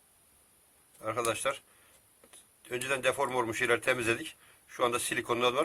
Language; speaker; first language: Turkish; native; Turkish